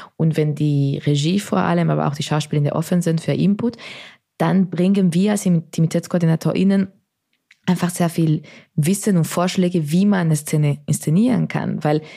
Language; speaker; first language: German; non-native, fluent; Spanish